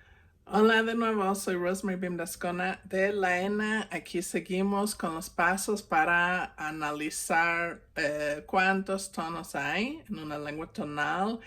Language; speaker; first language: Spanish; non-native, fluent; English